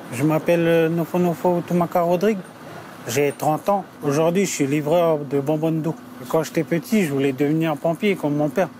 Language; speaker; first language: French; native; French